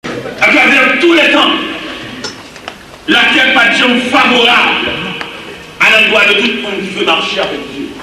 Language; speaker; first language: French; non-native, local second language; Haitian Creole